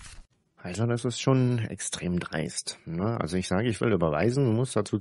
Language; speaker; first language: German; native; German